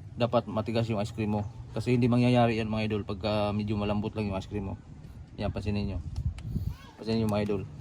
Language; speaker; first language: Filipino; non-native, local second language; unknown